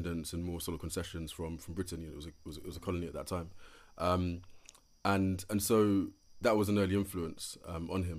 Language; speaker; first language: English; native; English